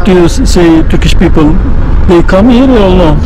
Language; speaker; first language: English; non-native, learner; Turkish